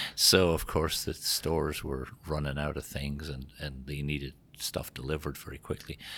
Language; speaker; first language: English; native; English